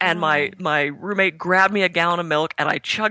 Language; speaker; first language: English; native; English